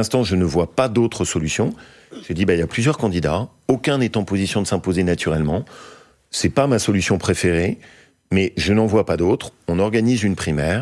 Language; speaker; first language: French; native; French